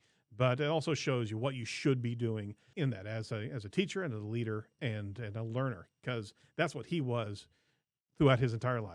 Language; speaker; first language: English; native; English